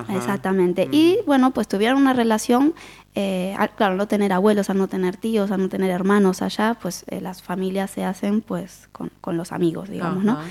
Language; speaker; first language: Spanish; native; Spanish